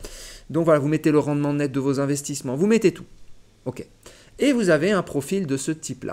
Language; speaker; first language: French; native; French